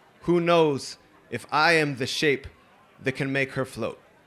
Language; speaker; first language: English; native; English